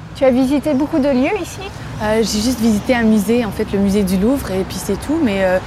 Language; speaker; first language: French; native; French